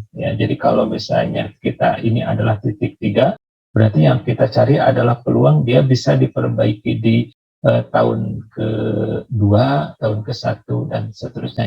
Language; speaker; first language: Indonesian; native; Indonesian